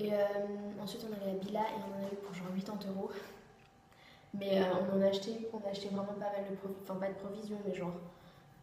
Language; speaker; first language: French; native; French